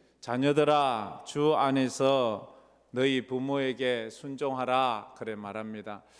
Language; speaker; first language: Korean; native; Korean